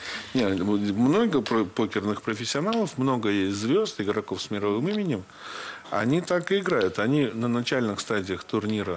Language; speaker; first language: Russian; native; Russian